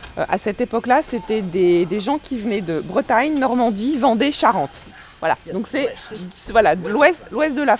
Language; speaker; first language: French; native; French